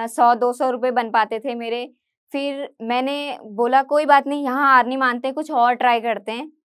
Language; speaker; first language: Hindi; native; Hindi